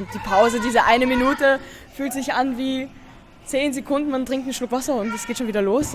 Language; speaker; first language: German; native; German